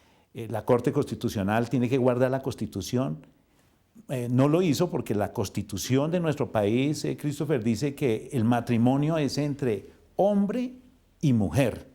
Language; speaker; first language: Spanish; native; Spanish